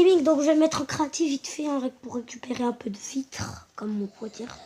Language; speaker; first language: French; native; French